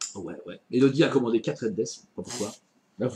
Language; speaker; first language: French; native; French